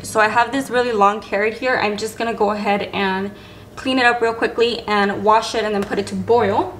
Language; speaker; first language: English; early bilingual, other home language; Spanish